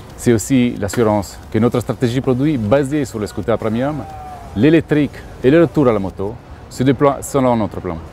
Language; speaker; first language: French; native; French